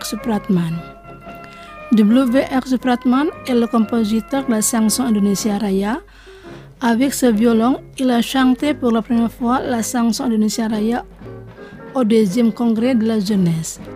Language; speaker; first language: French; non-native, fluent; Indonesian